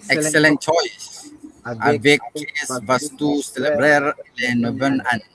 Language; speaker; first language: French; non-native, learner; Spanish